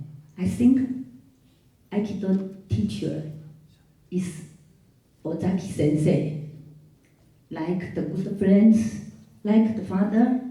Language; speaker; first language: English; non-native, learner; Chinese